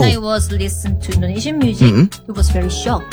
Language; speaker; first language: English; non-native, learner; Korean